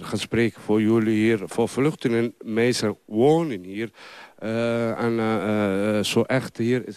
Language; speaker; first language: Dutch; non-native, learner; Somali